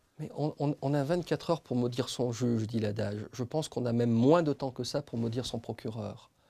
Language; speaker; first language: French; native; French